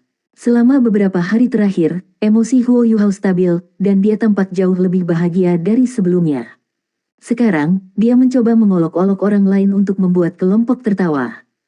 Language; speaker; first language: Indonesian; native; Indonesian